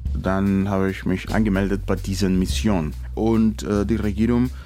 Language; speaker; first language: German; non-native, learner; Spanish